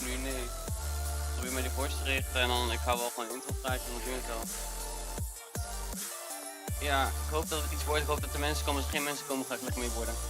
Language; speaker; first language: Dutch; native; Dutch